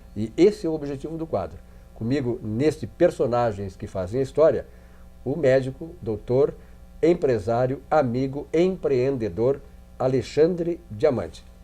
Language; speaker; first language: Portuguese; native; Portuguese